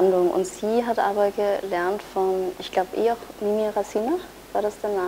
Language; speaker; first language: German; native; German